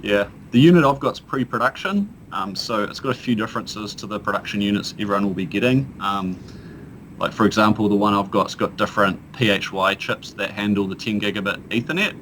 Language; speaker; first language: English; native; English